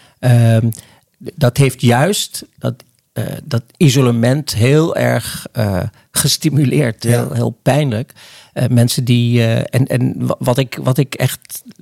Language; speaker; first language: Dutch; early bilingual, other home language; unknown